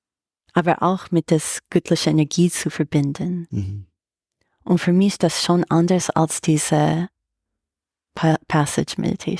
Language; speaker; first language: German; non-native, fluent; English